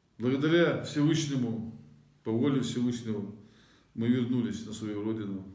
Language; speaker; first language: Russian; non-native, local second language; Ingush